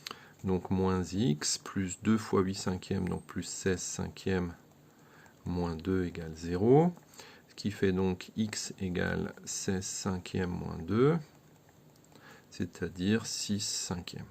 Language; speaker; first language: French; native; French